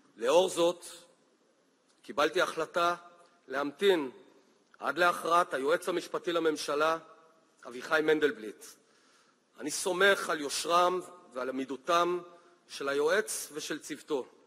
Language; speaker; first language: Hebrew; native; Hebrew